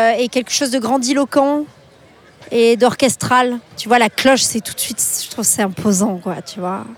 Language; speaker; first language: French; native; French